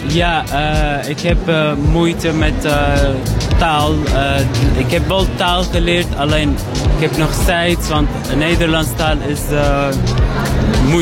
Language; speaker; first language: Dutch; non-native, learner; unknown